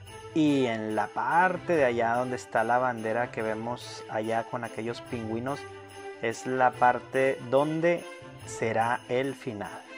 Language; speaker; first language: Spanish; native; Spanish